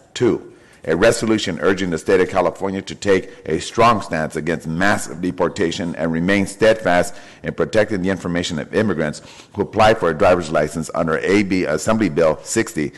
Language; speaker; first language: English; native; English